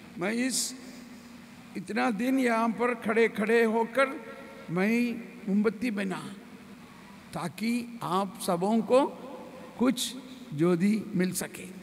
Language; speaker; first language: Hindi; non-native, local second language; Malayalam